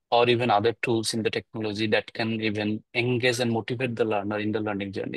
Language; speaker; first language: English; non-native, local second language; Bangla